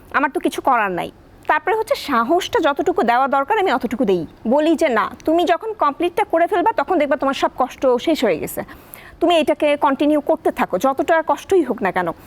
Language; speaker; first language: Bangla; native; Bangla